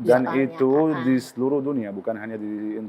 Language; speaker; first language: Indonesian; non-native, learner; Arabic